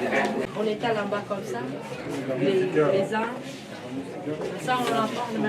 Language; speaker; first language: French; non-native, local second language; Lingala